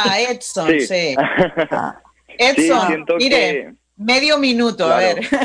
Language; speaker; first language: Spanish; native; Spanish